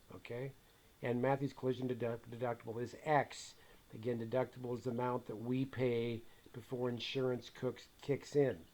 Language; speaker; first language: English; native; English